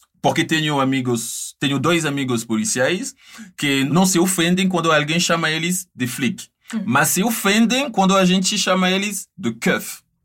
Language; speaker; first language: Portuguese; non-native, fluent; French